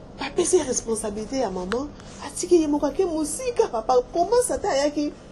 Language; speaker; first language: Lingala; native; Lingala